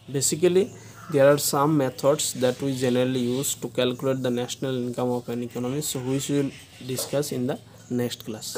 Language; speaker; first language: English; non-native, local second language; Assamese